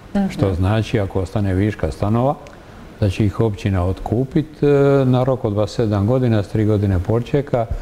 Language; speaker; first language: Croatian; native; Croatian